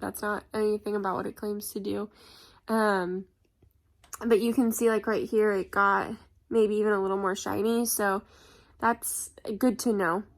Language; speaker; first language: English; native; English